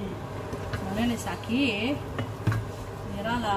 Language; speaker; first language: Spanish; non-native, local second language; Indonesian